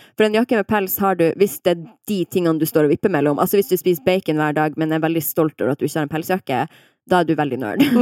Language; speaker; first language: Norwegian; native; Norwegian